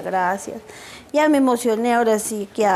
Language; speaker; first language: Spanish; native; Spanish